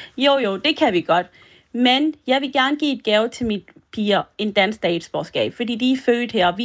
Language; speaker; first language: Danish; early bilingual, other home language; French